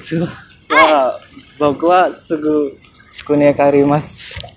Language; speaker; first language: Japanese; non-native, learner; Indonesian